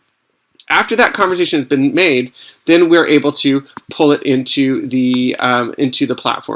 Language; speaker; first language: English; native; English